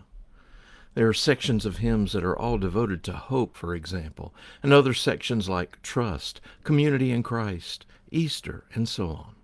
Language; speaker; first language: English; native; English